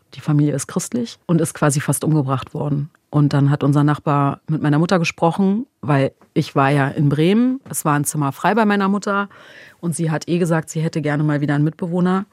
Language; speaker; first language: German; early bilingual, other home language; Croatian